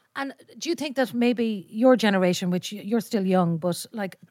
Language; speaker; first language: English; native; English